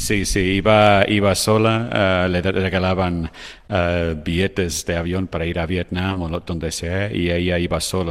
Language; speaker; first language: Spanish; non-native, fluent; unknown